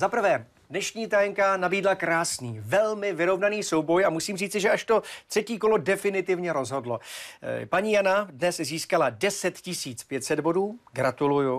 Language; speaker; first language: Czech; native; Czech